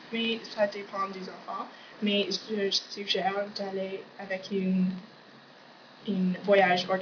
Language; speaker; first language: French; non-native, learner; English